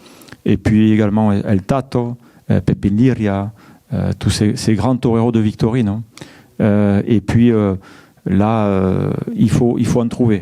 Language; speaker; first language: French; native; French